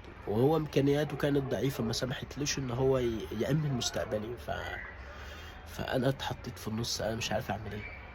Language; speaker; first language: Arabic; native; Arabic